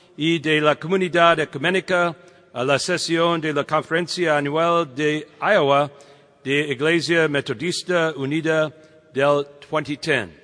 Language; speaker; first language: Spanish; non-native, fluent; English